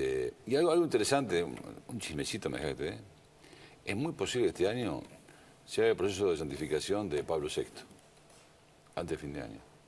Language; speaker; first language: Spanish; native; Spanish